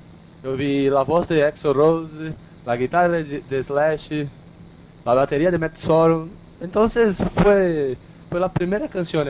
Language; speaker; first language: Portuguese; non-native, learner; Spanish